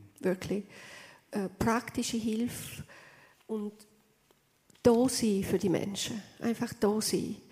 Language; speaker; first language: German; non-native, fluent; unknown